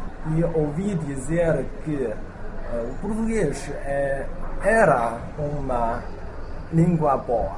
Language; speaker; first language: Portuguese; non-native, learner; Chinese